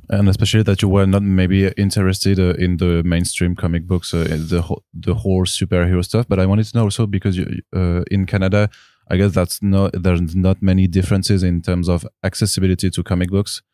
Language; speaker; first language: English; non-native, fluent; French